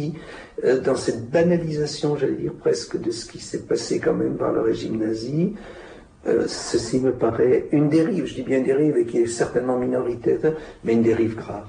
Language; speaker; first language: French; native; French